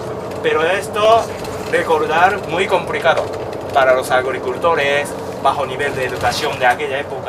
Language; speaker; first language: Spanish; non-native, learner; Japanese